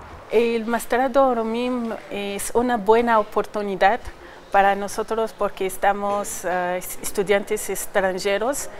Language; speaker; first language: Spanish; non-native, learner; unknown